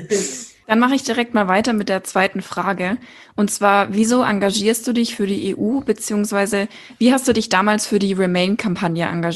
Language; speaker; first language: German; native; German